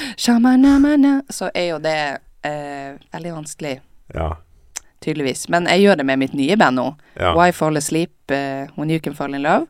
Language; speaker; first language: Norwegian; native; Norwegian